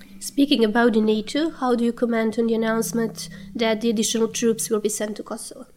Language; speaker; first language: English; non-native, fluent; Serbian